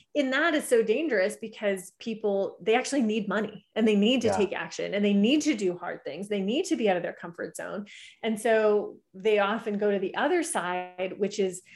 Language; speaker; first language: English; native; English